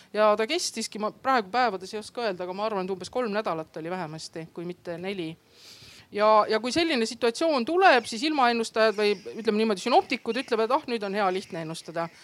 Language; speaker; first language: Estonian; native; Estonian